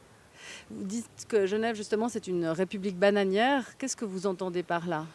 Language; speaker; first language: French; native; French